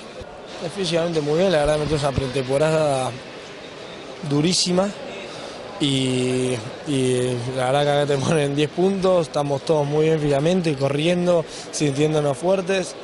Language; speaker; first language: Spanish; native; Spanish